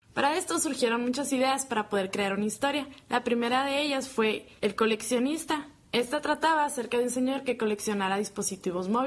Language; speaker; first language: Spanish; native; Spanish